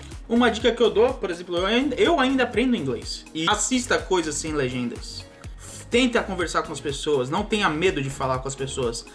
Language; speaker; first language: Portuguese; native; Portuguese